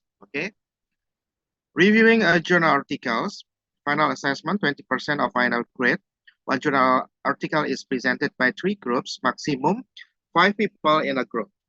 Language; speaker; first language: English; non-native, fluent; Indonesian